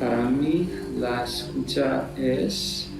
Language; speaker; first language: Spanish; non-native, fluent; English